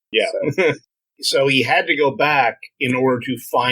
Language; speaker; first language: English; native; English